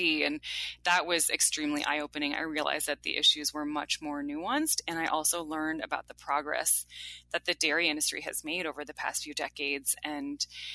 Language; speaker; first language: English; native; English